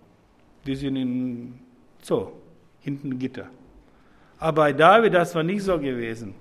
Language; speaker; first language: German; non-native, fluent; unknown